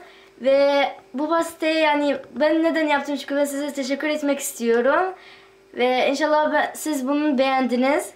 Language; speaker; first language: Turkish; non-native, fluent; Arabic